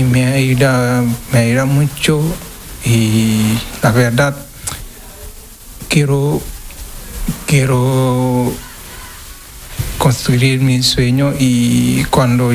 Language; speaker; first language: Spanish; non-native, learner; Wolof